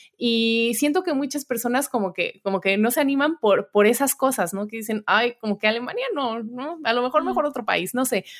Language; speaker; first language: Spanish; native; Spanish